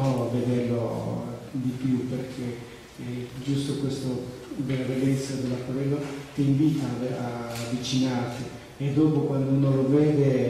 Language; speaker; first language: Italian; non-native, fluent; Spanish